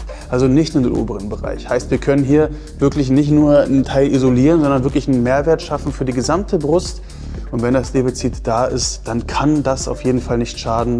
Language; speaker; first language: German; native; German